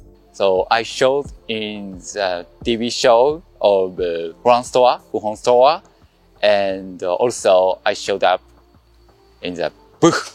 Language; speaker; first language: English; non-native, learner; Japanese